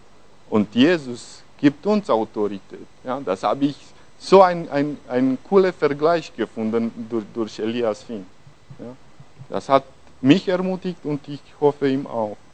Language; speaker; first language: German; non-native, fluent; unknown